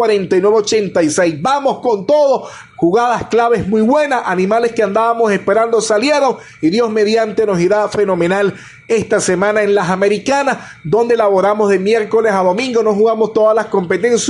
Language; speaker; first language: Spanish; native; Spanish